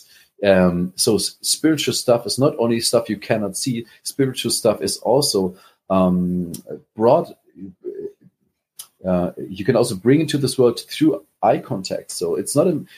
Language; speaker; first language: English; non-native, fluent; German